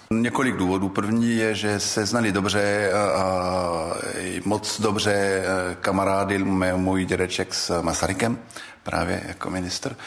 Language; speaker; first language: Czech; early bilingual, heritage; Czech